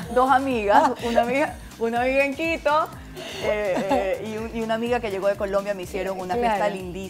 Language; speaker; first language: Spanish; native; Spanish